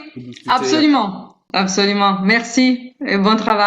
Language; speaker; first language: French; non-native, fluent; Italian